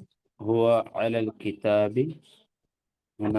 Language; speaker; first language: Arabic; non-native, learner; Urdu